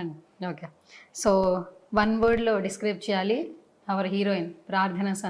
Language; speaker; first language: Telugu; native; Telugu